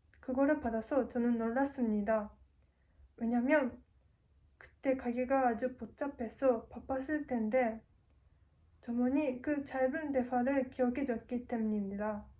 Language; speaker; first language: Korean; non-native, learner; Japanese